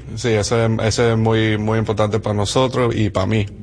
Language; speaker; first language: Spanish; early bilingual, heritage; English